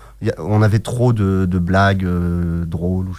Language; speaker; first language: French; native; French